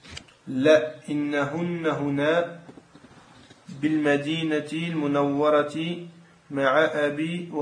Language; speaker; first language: Arabic; non-native, learner; French